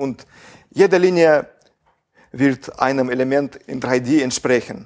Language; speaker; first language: German; non-native, fluent; Russian